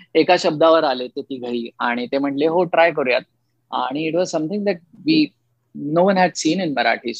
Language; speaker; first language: English; non-native, local second language; Marathi